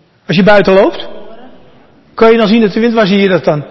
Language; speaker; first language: Dutch; native; Dutch